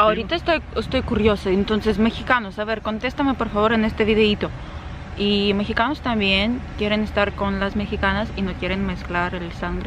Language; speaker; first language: Spanish; non-native, fluent; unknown